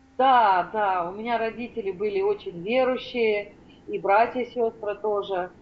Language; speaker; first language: Russian; native; Russian